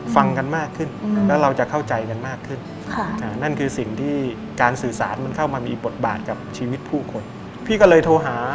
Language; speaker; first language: Thai; native; Thai